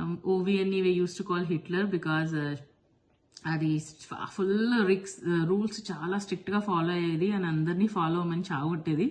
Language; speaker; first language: Telugu; native; Telugu